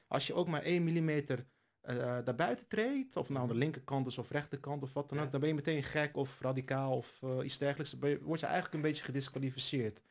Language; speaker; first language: Dutch; early bilingual, other home language; Turkish